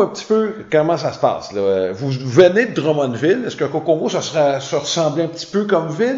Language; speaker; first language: French; native; French